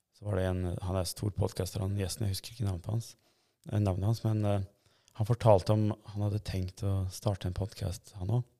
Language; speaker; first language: Norwegian; early bilingual, other home language; Albanian